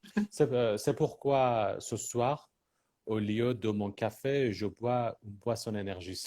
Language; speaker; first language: French; non-native, fluent; Persian